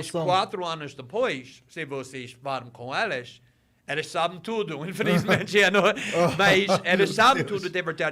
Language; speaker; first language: Portuguese; non-native, fluent; English